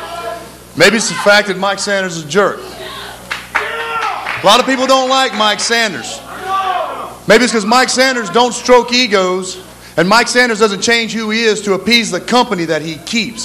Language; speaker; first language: English; native; English